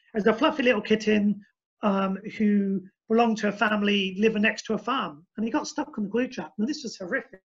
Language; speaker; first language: English; native; English